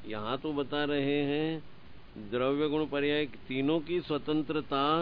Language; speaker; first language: Hindi; non-native, local second language; Gujarati